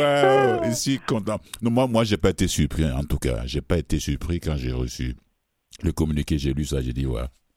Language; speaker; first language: French; native; French